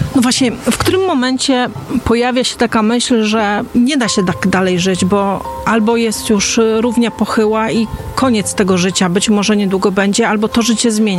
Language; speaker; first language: Polish; native; Polish